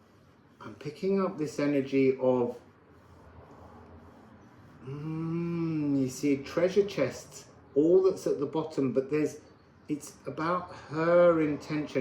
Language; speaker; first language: English; native; English